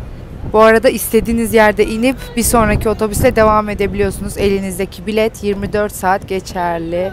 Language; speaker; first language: Turkish; native; Turkish